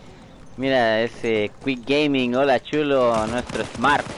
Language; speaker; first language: Spanish; native; Spanish